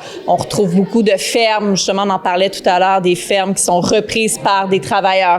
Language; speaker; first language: French; native; French